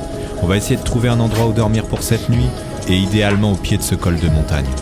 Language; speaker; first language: French; native; French